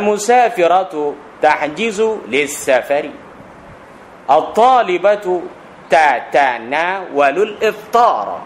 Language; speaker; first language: Arabic; non-native, fluent; Thai